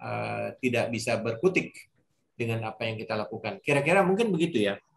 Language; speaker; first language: Indonesian; native; Indonesian